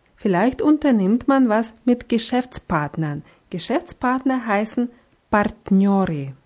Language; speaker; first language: German; non-native, fluent; Russian